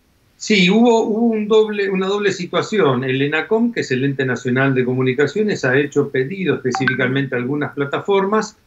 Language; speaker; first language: Spanish; native; Spanish